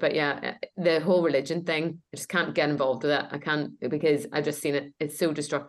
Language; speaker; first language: English; native; English